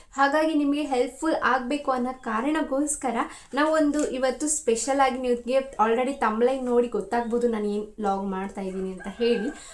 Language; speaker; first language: Kannada; non-native, local second language; Tulu